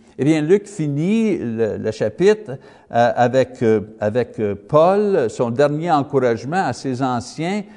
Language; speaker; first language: French; non-native, fluent; English